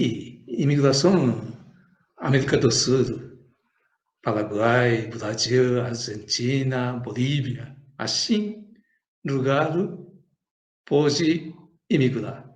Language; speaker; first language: Portuguese; non-native, learner; Japanese